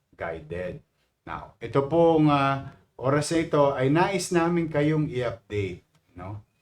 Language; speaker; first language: Filipino; native; Filipino